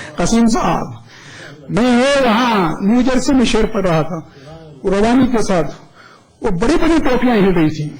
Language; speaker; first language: Urdu; native; Urdu